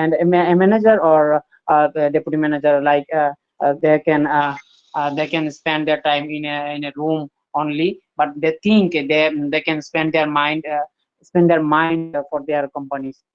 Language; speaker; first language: English; non-native, learner; Bangla